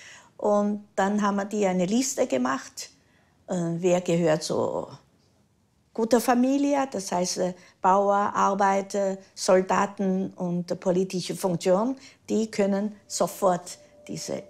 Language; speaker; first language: German; early bilingual, heritage; German